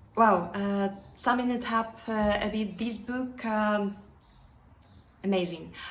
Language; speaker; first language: English; non-native, fluent; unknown